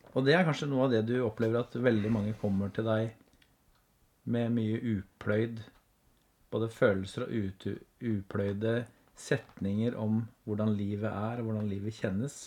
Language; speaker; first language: Norwegian; native; Norwegian